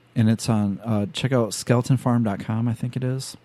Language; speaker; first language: English; native; English